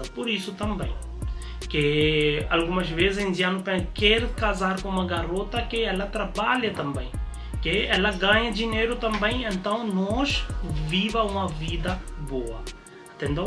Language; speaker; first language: Portuguese; non-native, learner; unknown